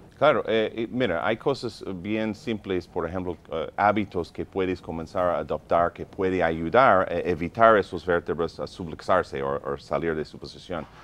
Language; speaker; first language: Spanish; non-native, fluent; English